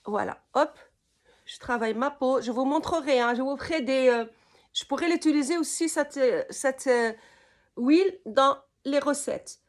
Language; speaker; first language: French; non-native, local second language; Arabic